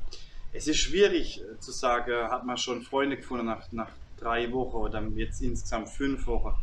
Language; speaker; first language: German; native; German